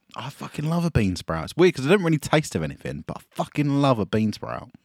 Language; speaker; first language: English; native; English